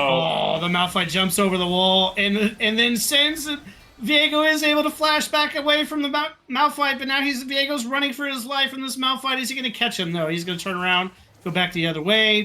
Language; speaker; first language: English; native; English